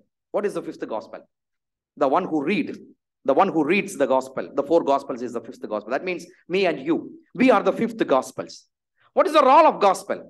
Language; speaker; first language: English; non-native, local second language; Malayalam